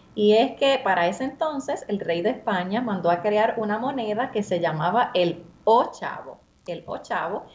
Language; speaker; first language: Spanish; native; Spanish